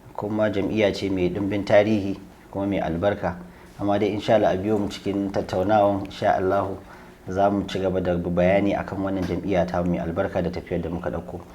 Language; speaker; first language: Hausa; native; Hausa